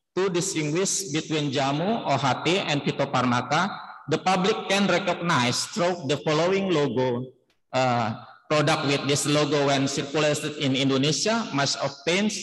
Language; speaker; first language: English; non-native, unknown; Indonesian